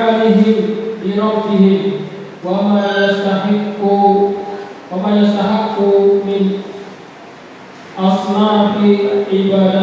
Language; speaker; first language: Arabic; non-native, fluent; Indonesian